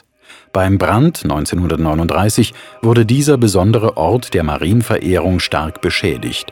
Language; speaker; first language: German; native; German